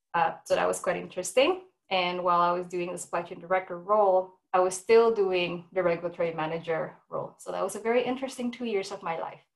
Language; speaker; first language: English; non-native, fluent; Indonesian